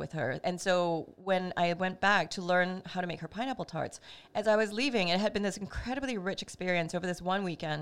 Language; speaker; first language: English; native; English